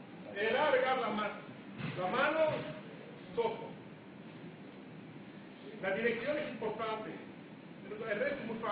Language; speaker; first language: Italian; non-native, learner; Romanian